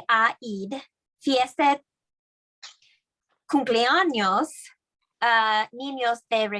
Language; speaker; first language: Spanish; non-native, learner; English